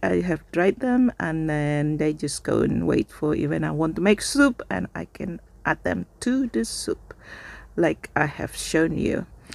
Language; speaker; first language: English; non-native, fluent; Indonesian